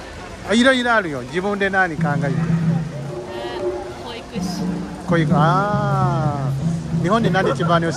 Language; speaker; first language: Japanese; non-native, learner; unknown